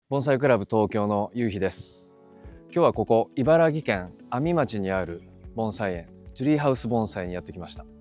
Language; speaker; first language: Japanese; native; Japanese